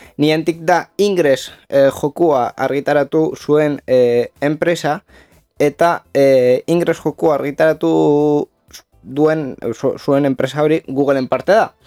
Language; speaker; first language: Basque; non-native, local second language; Spanish